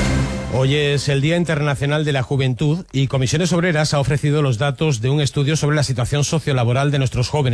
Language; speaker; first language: Spanish; native; Spanish